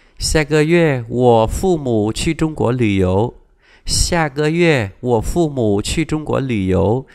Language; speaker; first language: Chinese; non-native, fluent; Vietnamese